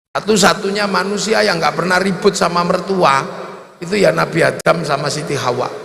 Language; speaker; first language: Indonesian; non-native, local second language; Javanese